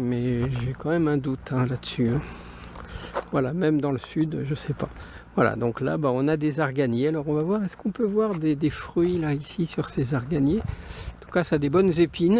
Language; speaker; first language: French; native; French